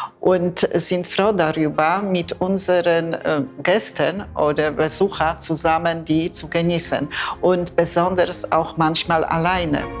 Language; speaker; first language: German; non-native, fluent; Polish